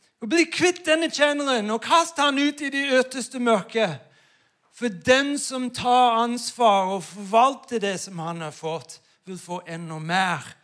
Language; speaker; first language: Norwegian; non-native, fluent; English